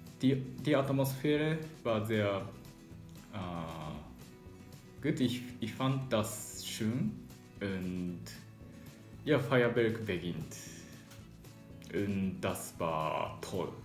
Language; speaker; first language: German; non-native, learner; Japanese